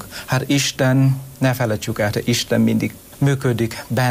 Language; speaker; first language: Hungarian; non-native, learner; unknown